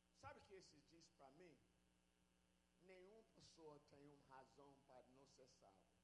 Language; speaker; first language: Portuguese; non-native, learner; English